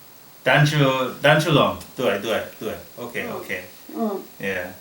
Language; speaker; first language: Chinese; non-native, learner; English